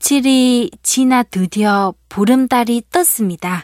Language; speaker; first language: Korean; non-native, fluent; Vietnamese